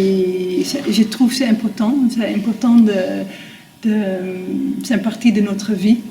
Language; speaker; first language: French; non-native, fluent; Dutch